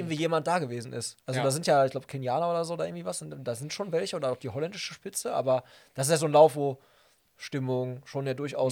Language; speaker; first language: German; native; German